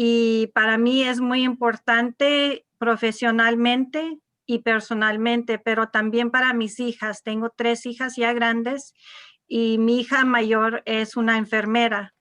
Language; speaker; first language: Spanish; non-native, local second language; English